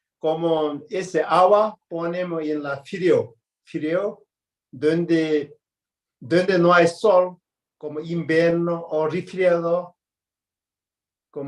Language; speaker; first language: Spanish; non-native, learner; Tibetan